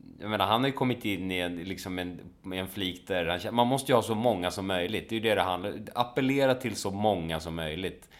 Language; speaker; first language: Swedish; native; Swedish